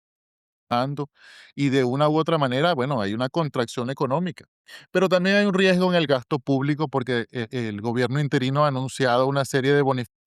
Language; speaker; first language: Spanish; native; Spanish